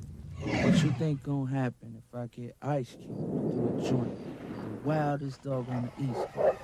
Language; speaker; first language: English; native; English